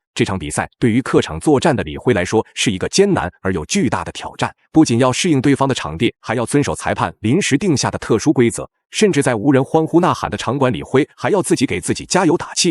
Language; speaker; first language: Chinese; native; Chinese